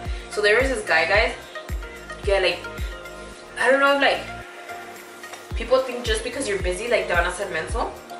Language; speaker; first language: English; early bilingual, other home language; Spanish